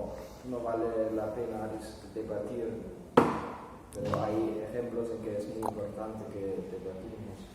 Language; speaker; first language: Spanish; non-native, fluent; German